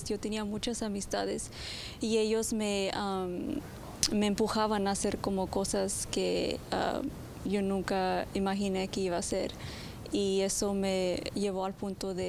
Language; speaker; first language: Spanish; early bilingual, other home language; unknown